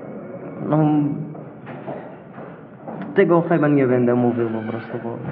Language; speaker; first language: Polish; non-native, learner; Arabic